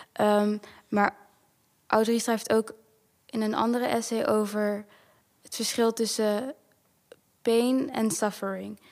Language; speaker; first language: Dutch; early bilingual, other home language; Kinyarwanda